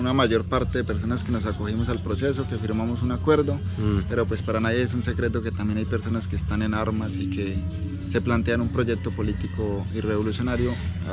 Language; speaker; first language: Spanish; native; Spanish